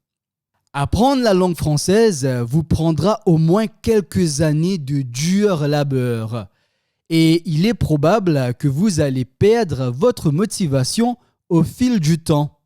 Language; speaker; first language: French; native; French